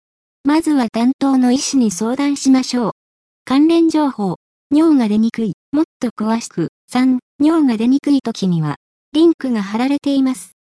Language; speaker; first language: Japanese; native; Japanese